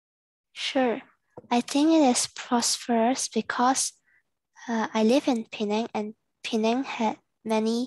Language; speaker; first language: English; non-native, learner; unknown